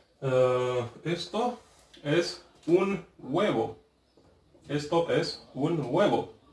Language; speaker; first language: Spanish; non-native, fluent; Arabic